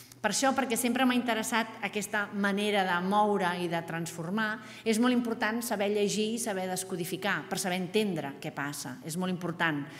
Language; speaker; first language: Catalan; native; Catalan